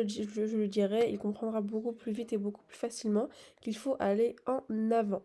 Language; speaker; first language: French; native; French